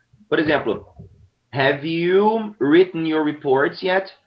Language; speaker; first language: English; non-native, fluent; Portuguese